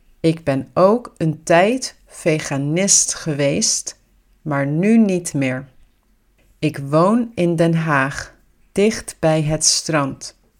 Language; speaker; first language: Dutch; native; Dutch